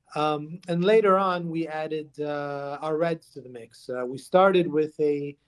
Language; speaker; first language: English; early bilingual, other home language; Italian